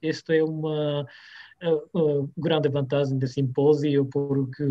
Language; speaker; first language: Portuguese; non-native, learner; Japanese